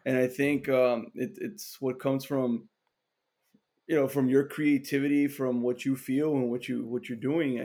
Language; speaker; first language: English; early bilingual, other home language; Spanish